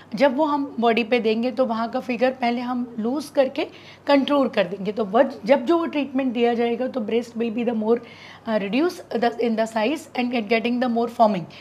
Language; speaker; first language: Hindi; native; Hindi